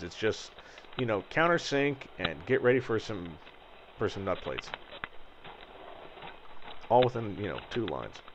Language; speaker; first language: English; native; English